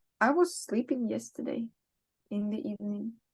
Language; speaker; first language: English; non-native, learner; Ukrainian